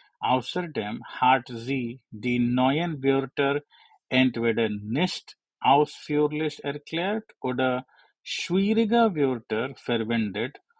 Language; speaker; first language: German; non-native, learner; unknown